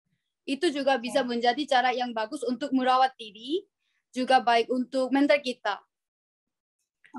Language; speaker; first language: Indonesian; non-native, learner; Korean